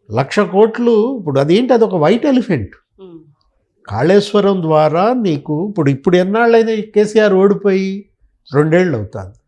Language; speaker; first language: Telugu; native; Telugu